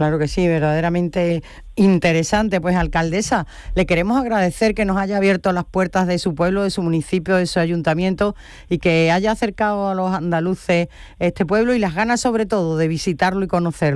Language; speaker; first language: Spanish; native; Spanish